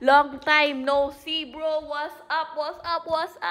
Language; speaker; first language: English; non-native, learner; Indonesian